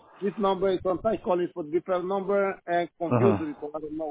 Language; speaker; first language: English; non-native, learner; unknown